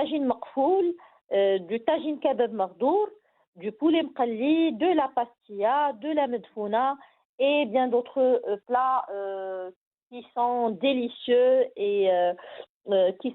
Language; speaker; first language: French; non-native, local second language; Arabic